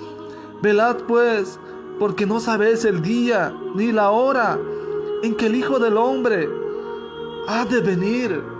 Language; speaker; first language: Spanish; native; Spanish